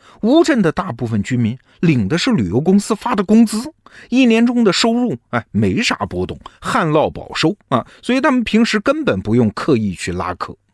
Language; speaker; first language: Chinese; native; Chinese